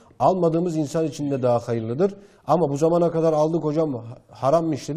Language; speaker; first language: Turkish; native; Turkish